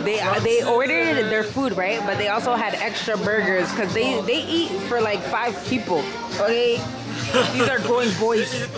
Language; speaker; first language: English; early bilingual, other home language; French